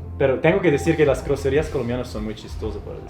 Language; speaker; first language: Spanish; non-native, fluent; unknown